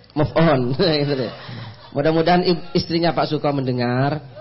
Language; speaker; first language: Indonesian; non-native, local second language; Madurese